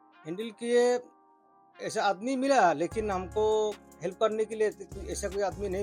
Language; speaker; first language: Hindi; non-native, fluent; Bangla